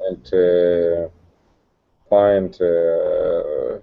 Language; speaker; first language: English; non-native, learner; Russian